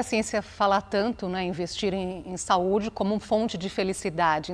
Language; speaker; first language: Portuguese; native; Portuguese